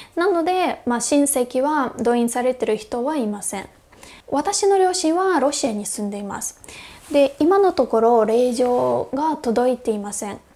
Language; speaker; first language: Japanese; non-native, fluent; Russian